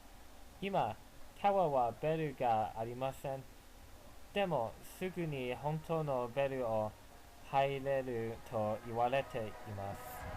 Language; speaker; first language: Japanese; non-native, learner; English